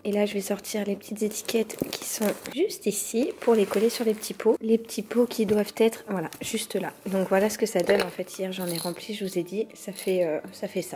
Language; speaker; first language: French; native; French